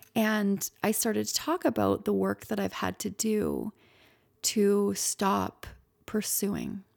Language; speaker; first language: English; native; English